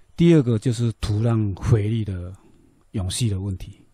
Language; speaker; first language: Chinese; native; Chinese